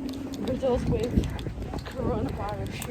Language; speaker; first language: English; native; English